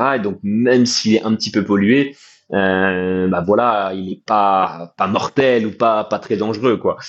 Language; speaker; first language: French; native; French